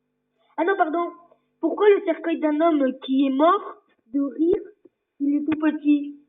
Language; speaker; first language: French; native; French